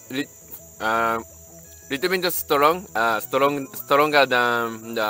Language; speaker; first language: English; non-native, learner; Japanese